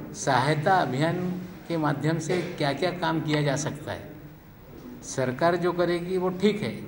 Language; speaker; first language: Hindi; non-native, local second language; Marathi